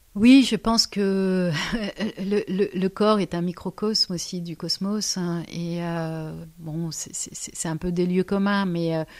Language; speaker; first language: French; native; French